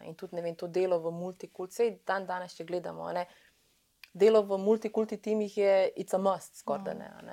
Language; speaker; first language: Slovenian; early bilingual, other home language; Serbian